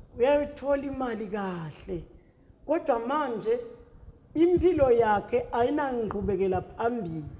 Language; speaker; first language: Zulu; native; Zulu